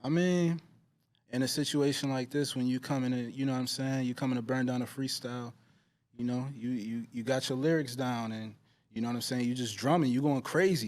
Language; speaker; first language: English; native; English